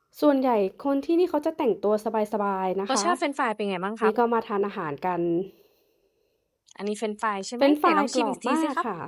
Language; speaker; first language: Thai; native; Thai